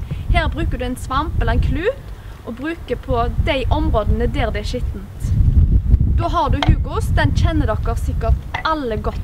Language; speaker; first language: Norwegian; native; Norwegian